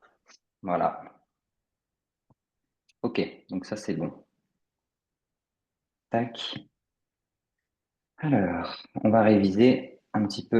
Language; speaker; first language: French; native; French